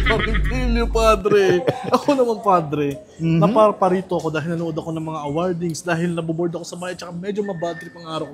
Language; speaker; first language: Filipino; native; Filipino